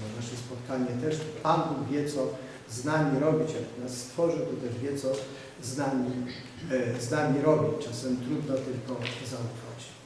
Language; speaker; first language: Polish; native; Polish